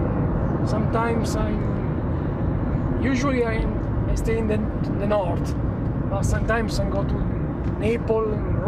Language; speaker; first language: English; non-native, learner; Italian